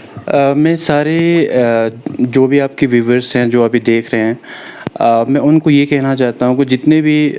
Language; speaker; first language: Hindi; non-native, local second language; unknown